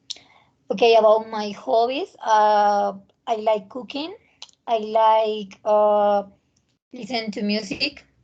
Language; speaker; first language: English; non-native, learner; Spanish